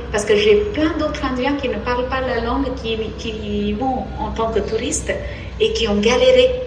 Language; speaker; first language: French; non-native, fluent; Tamil